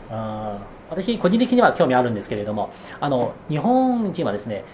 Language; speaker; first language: Japanese; non-native, fluent; Chinese